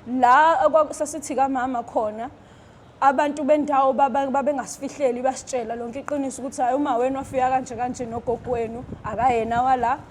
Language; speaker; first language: Zulu; native; Zulu